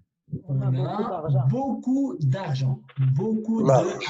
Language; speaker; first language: French; non-native, fluent; Kurdish